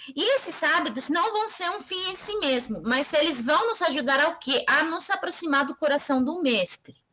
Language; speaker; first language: Portuguese; non-native, fluent; Spanish